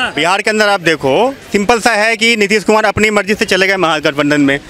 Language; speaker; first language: Hindi; native; Hindi